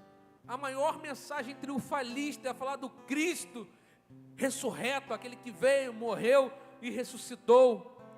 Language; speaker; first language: Portuguese; native; Portuguese